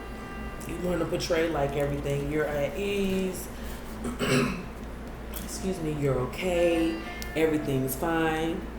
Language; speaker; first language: English; native; English